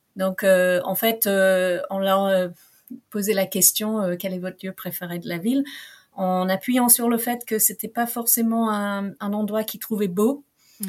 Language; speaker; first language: French; non-native, fluent; English